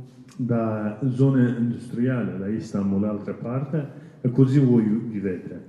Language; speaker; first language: Italian; non-native, learner; Kurdish